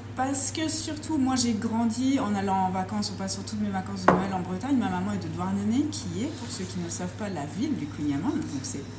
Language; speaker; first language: French; native; French